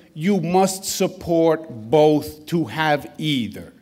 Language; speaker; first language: English; native; English